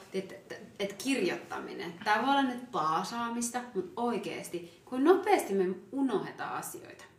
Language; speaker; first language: Finnish; early bilingual, other home language; Amharic